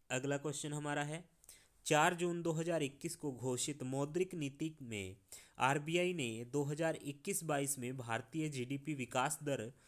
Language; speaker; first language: Hindi; non-native, local second language; Punjabi